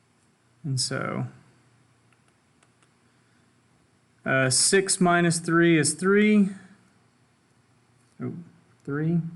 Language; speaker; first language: English; native; English